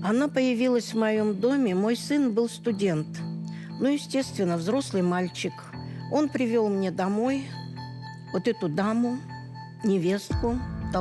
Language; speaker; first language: Russian; native; Russian